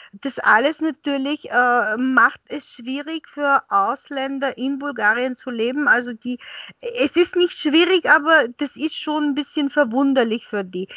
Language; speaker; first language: German; early bilingual, other home language; Bulgarian